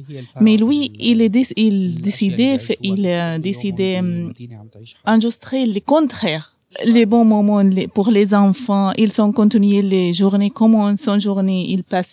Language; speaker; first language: French; non-native, learner; Arabic